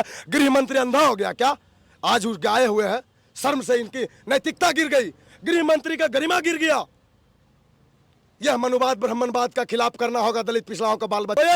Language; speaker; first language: Hindi; native; Hindi